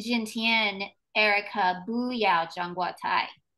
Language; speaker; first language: Chinese; non-native, learner; English